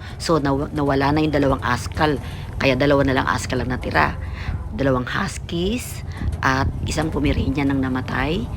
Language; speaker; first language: Filipino; native; Filipino